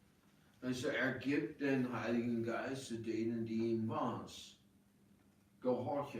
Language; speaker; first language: German; non-native, fluent; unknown